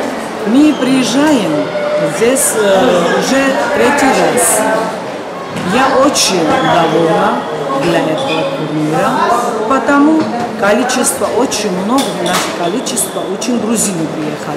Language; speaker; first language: Russian; non-native, learner; Georgian